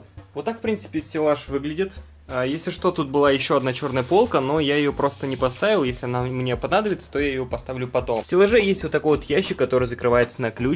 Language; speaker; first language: Russian; native; Russian